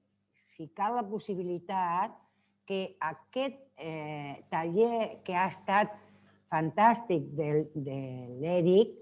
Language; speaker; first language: Catalan; non-native, learner; Spanish